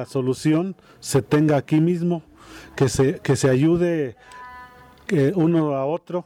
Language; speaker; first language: Spanish; native; Spanish